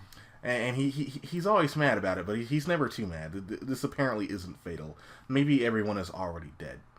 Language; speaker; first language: English; native; English